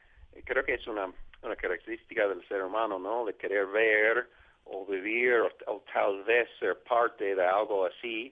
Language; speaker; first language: Spanish; non-native, fluent; English